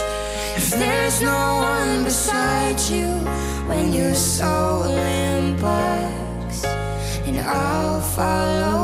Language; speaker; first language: English; native; English